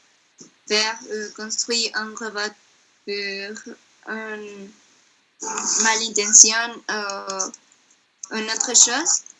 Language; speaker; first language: French; non-native, learner; Spanish